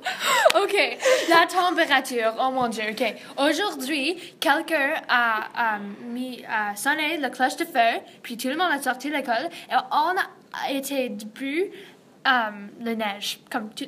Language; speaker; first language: French; non-native, learner; English